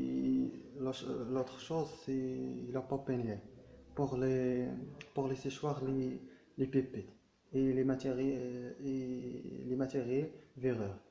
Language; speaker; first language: French; non-native, learner; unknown